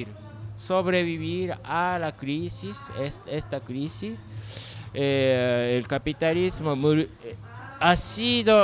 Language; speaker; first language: Spanish; non-native, learner; Japanese